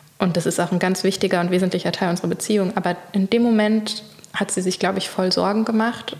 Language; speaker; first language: German; native; German